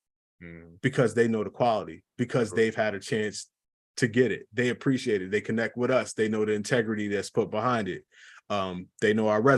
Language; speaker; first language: English; native; English